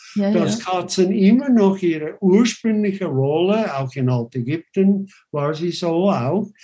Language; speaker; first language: German; non-native, fluent; English